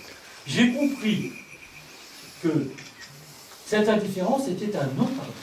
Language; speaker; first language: French; native; French